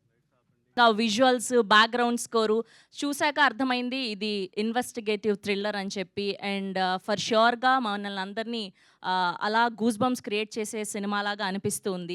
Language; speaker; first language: Telugu; native; Telugu